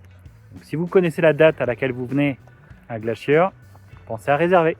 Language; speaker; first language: French; native; French